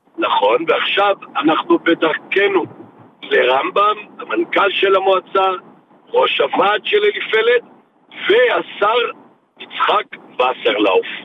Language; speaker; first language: Hebrew; native; Hebrew